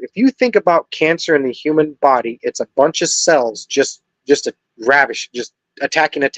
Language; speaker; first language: English; native; English